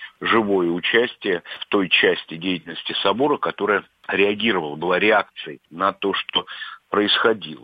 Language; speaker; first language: Russian; native; Russian